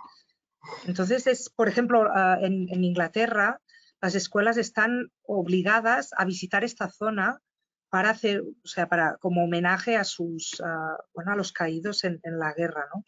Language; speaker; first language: Spanish; non-native, fluent; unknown